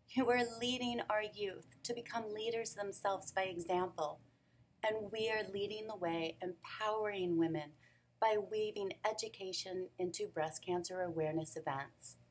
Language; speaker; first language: English; native; English